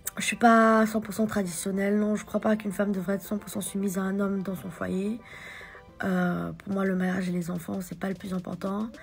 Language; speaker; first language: French; native; French